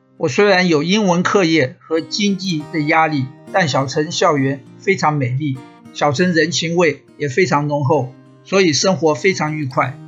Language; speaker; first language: Chinese; native; Chinese